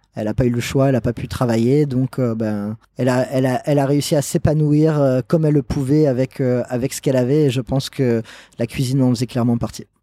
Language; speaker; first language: French; non-native, fluent; English